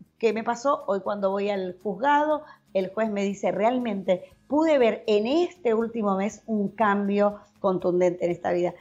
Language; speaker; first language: Spanish; native; Spanish